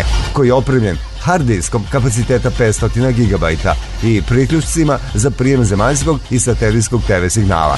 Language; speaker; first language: Serbian; native; Serbian